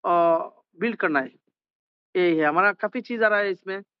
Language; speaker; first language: Hindi; non-native, learner; Bangla